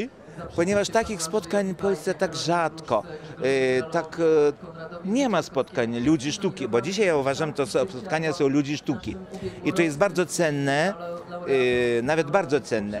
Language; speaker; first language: Polish; non-native, fluent; Lithuanian